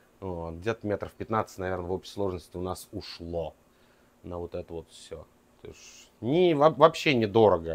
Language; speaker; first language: Russian; native; Russian